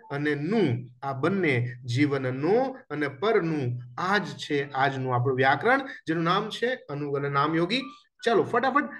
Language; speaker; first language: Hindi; non-native, local second language; Gujarati